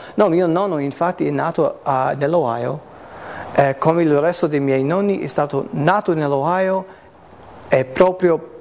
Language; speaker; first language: Italian; non-native, fluent; English